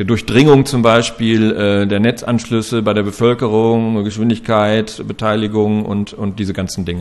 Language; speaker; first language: German; native; German